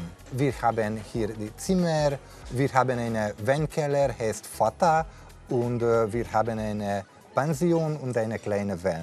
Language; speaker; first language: German; non-native, learner; Hungarian